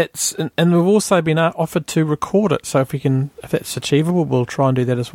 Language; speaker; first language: English; native; English